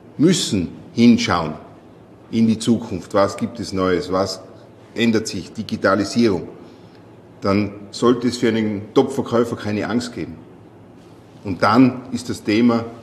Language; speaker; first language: German; native; German